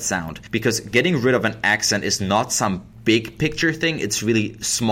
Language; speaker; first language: English; non-native, fluent; German